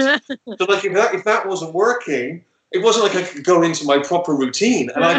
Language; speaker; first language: English; native; English